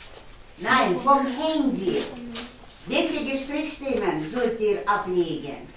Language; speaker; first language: German; non-native, fluent; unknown